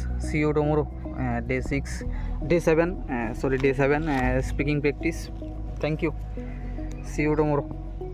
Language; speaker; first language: English; non-native, learner; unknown